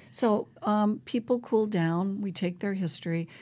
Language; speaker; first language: English; native; English